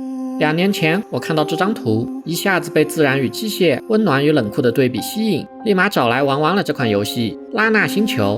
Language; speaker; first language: Chinese; native; Chinese